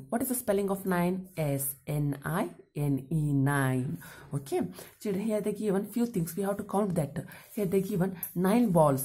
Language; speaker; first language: English; non-native, local second language; Kannada